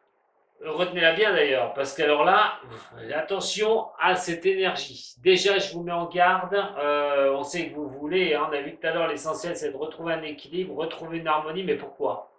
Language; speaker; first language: French; native; French